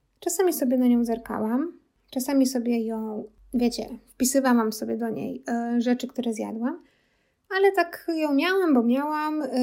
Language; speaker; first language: Polish; native; Polish